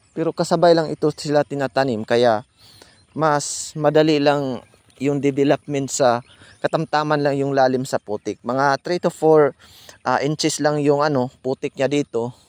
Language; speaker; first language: Filipino; non-native, local second language; Cebuano